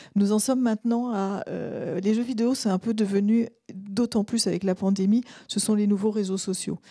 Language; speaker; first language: French; native; French